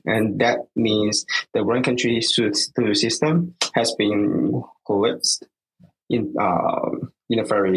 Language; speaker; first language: English; non-native, local second language; Cantonese